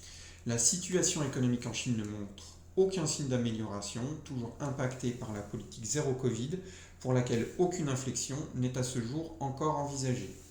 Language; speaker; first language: French; native; French